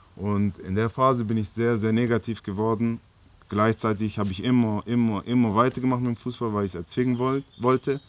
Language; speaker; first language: German; native; German